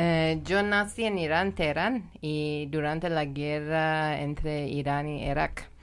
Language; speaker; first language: Spanish; non-native, fluent; Persian